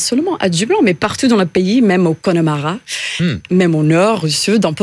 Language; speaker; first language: French; non-native, fluent; English